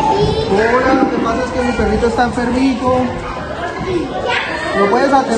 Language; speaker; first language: Spanish; native; Spanish